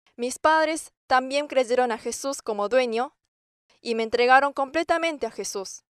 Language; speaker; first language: Spanish; non-native, fluent; English